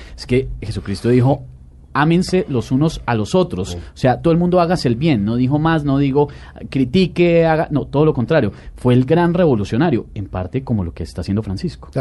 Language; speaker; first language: Spanish; native; Spanish